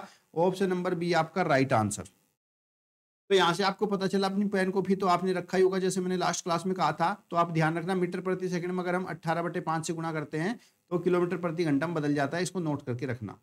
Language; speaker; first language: Hindi; native; Hindi